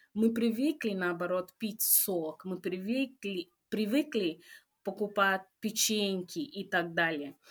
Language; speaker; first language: Russian; non-native, fluent; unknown